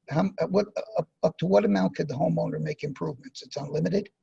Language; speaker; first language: English; native; English